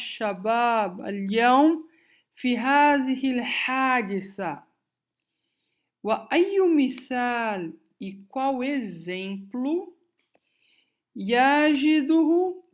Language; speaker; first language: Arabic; non-native, learner; Portuguese